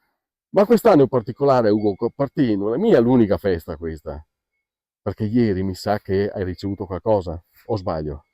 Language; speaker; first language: Italian; native; Italian